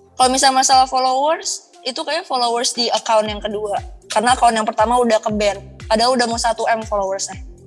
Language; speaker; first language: Indonesian; native; Indonesian